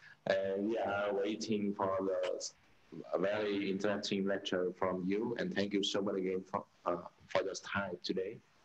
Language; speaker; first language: English; non-native, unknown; Vietnamese